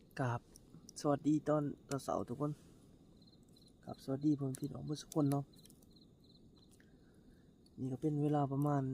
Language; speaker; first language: Thai; non-native, local second language; Lao